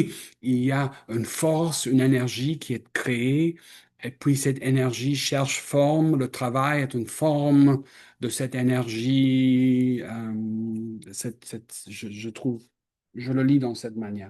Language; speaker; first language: French; non-native, fluent; English